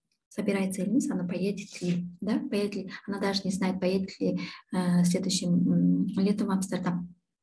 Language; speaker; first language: Russian; non-native, local second language; Kazakh